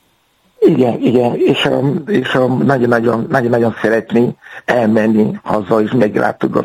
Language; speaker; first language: Hungarian; non-native, fluent; Yoruba